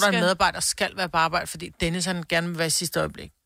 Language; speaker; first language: Danish; native; Danish